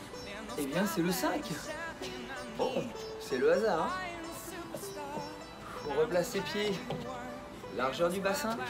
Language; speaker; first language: French; native; French